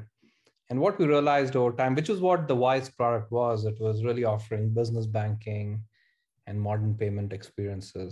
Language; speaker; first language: English; non-native, local second language; Hindi